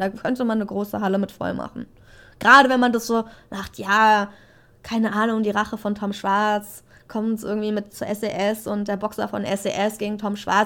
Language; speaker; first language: German; native; German